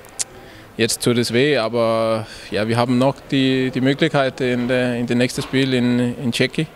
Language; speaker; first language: German; non-native, learner; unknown